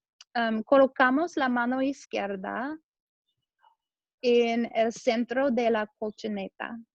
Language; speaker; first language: Spanish; non-native, learner; English